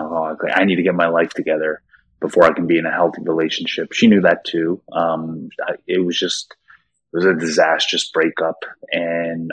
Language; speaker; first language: English; native; English